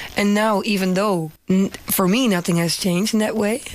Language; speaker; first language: English; non-native, fluent; Dutch